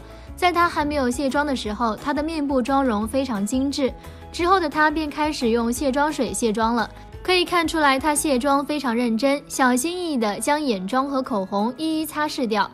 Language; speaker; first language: Chinese; native; Chinese